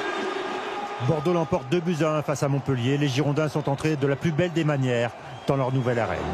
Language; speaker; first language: French; native; French